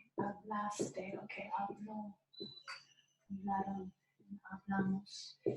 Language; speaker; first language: Spanish; non-native, learner; English